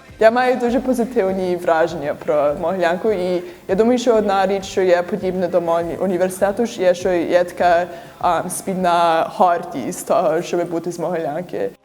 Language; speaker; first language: Ukrainian; early bilingual, heritage; Ukrainian